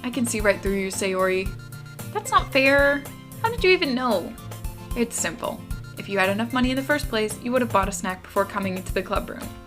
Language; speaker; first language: English; native; English